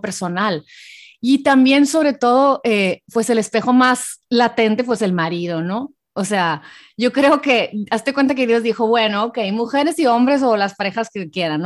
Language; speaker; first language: Spanish; native; Spanish